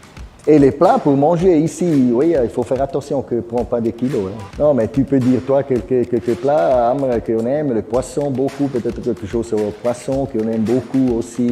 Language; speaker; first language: French; non-native, fluent; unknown